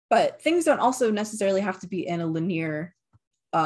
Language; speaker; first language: English; native; English